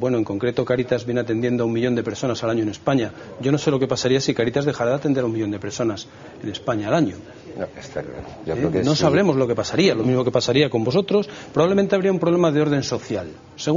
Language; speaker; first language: Spanish; native; Spanish